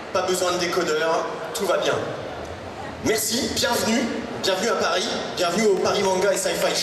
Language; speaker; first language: French; native; French